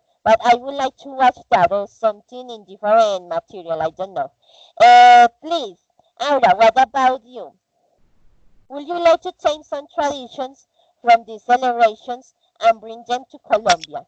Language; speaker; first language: English; non-native, learner; Spanish